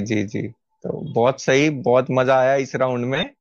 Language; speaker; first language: Hindi; native; Hindi